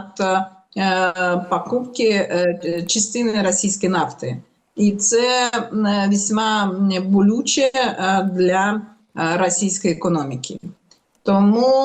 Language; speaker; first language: Ukrainian; non-native, local second language; Russian